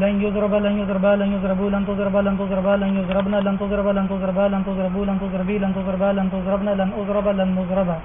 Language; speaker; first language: Arabic; non-native, learner; Urdu